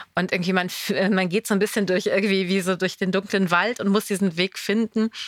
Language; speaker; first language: German; native; German